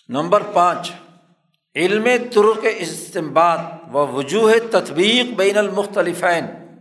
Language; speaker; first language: Urdu; non-native, local second language; Punjabi